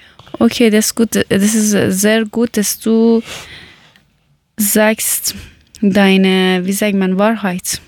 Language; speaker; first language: German; non-native, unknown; Persian